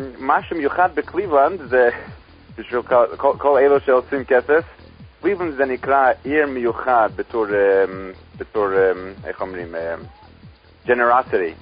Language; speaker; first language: Hebrew; non-native, fluent; English